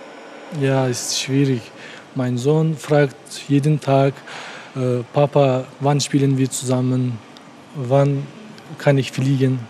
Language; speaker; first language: German; non-native, fluent; Uzbek